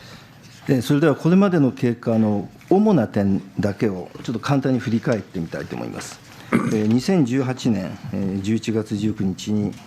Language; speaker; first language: Japanese; native; Japanese